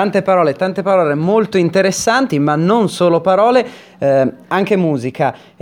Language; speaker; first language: Italian; native; Italian